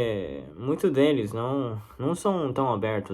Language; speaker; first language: Portuguese; non-native, learner; Chinese